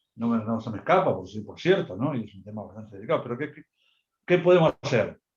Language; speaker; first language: Spanish; native; Spanish